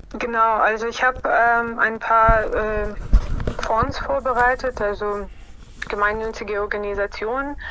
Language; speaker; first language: German; non-native, fluent; Russian